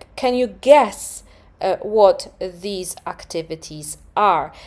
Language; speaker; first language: English; non-native, fluent; Polish